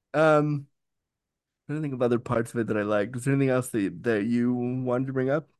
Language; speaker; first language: English; native; English